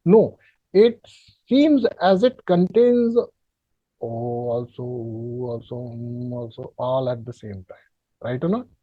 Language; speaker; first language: English; non-native, local second language; Hindi